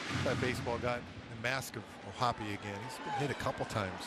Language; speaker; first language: English; native; English